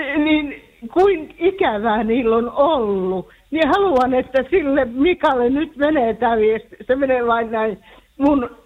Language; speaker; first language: Finnish; native; Finnish